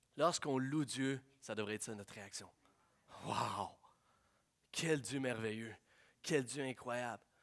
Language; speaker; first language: French; native; French